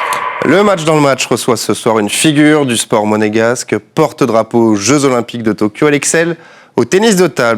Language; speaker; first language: French; native; French